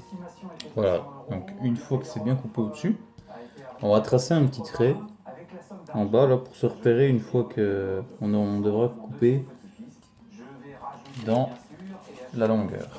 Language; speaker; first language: French; native; French